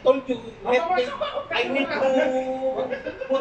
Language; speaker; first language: English; non-native, learner; Filipino